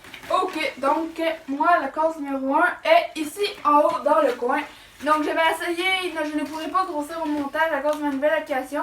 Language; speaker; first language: French; native; French